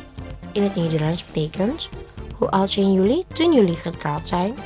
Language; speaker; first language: Dutch; non-native, learner; Indonesian